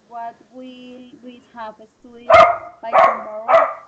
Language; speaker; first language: English; non-native, learner; Spanish